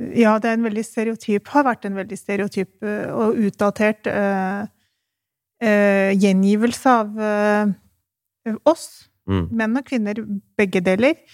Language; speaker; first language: Norwegian; early bilingual, other home language; Urdu